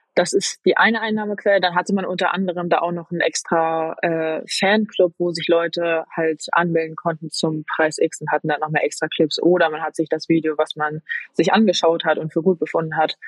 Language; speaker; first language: German; native; German